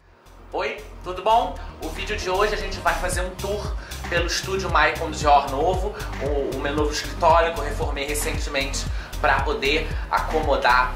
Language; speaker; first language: Portuguese; native; Portuguese